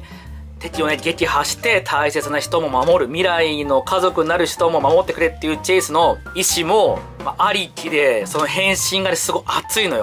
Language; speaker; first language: Japanese; native; Japanese